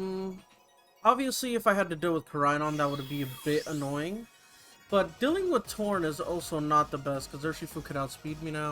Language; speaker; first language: English; native; English